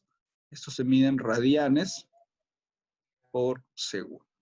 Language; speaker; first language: Spanish; native; Spanish